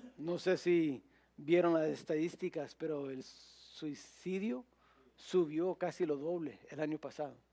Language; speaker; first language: Spanish; early bilingual, heritage; Spanish